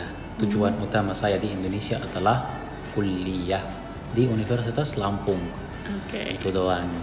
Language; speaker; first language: Indonesian; non-native, fluent; Arabic